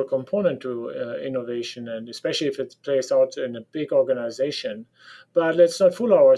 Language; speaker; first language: English; non-native, fluent; German